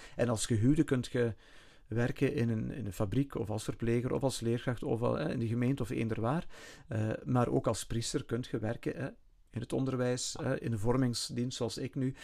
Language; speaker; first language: Dutch; native; Dutch